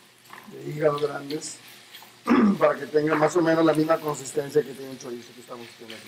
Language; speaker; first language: Spanish; native; Spanish